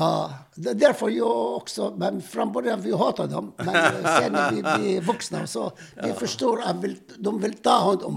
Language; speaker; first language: Swedish; non-native, fluent; Arabic